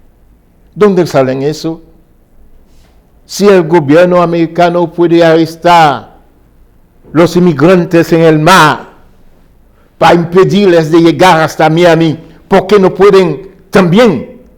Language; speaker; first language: Spanish; non-native, fluent; Haitian Creole